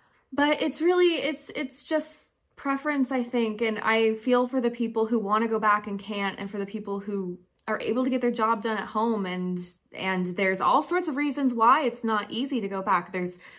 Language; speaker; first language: English; native; English